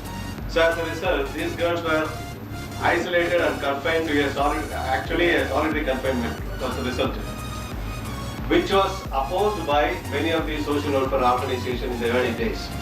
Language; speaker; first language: English; non-native, local second language; Tamil